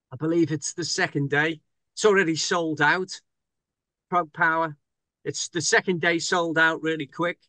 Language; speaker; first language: English; native; English